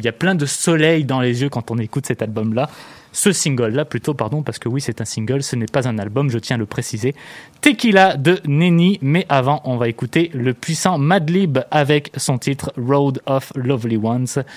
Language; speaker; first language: French; native; French